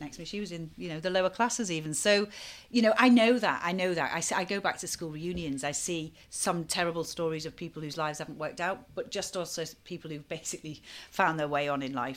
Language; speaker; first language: English; native; English